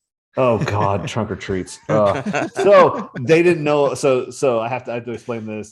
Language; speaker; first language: English; native; English